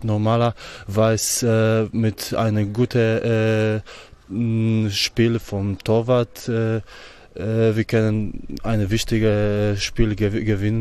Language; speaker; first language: German; non-native, learner; Polish